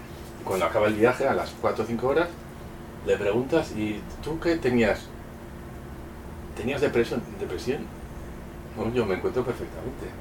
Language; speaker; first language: Spanish; native; Spanish